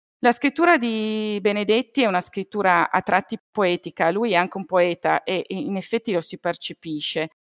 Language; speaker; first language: Italian; native; Italian